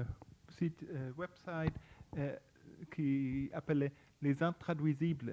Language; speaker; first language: French; non-native, fluent; Spanish